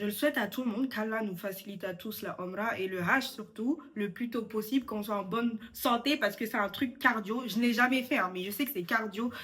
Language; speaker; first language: French; early bilingual, other home language; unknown